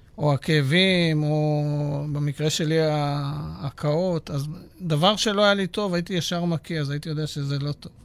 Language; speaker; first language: Hebrew; native; Hebrew